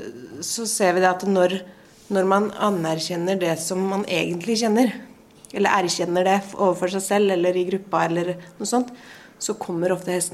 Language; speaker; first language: Norwegian; native; Norwegian